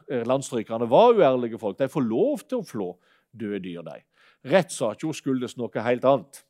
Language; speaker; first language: Norwegian; native; Norwegian